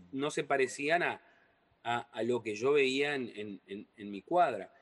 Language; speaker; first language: Spanish; non-native, local second language; Portuguese